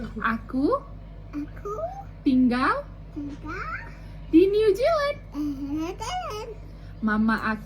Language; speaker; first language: Indonesian; early bilingual, heritage; Indonesian